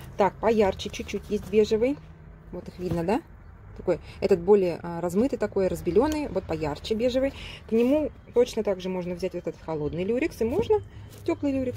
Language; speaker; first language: Russian; native; Russian